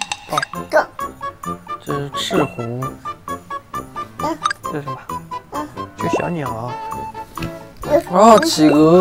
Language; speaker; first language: Chinese; native; Chinese